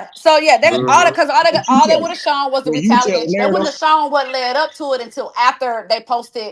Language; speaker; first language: English; native; English